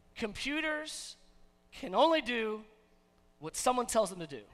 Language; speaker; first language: English; native; English